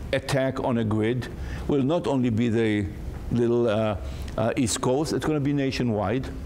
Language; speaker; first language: English; non-native, fluent; Hebrew